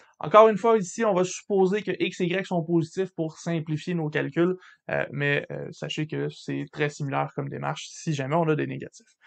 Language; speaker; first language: French; native; French